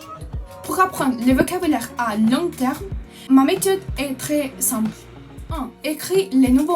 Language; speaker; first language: French; non-native, learner; Spanish